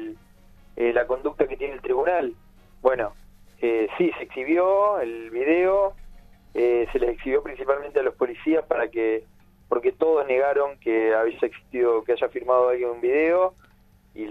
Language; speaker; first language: Spanish; native; Spanish